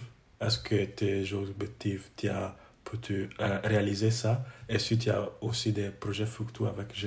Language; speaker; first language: French; non-native, learner; English